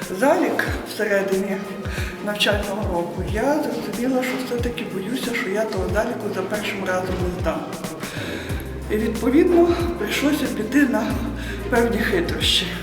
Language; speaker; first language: Ukrainian; native; Ukrainian